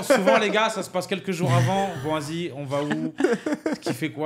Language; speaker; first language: French; native; French